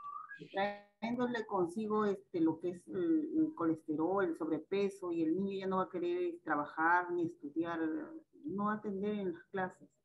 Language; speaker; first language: Spanish; native; Spanish